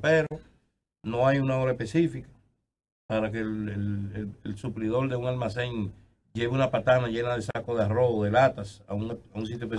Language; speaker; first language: Spanish; native; Spanish